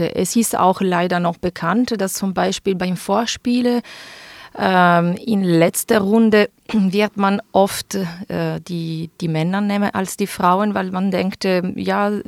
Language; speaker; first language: German; non-native, fluent; Italian